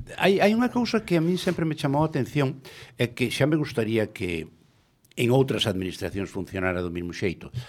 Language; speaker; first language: Galician; native; Galician